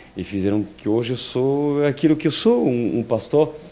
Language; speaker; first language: Portuguese; non-native, fluent; French